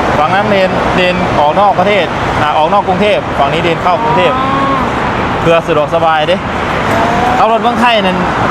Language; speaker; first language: Thai; native; Thai